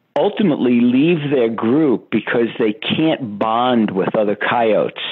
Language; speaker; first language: English; native; English